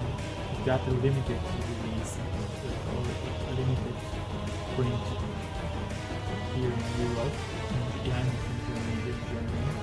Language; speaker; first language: English; non-native, fluent; German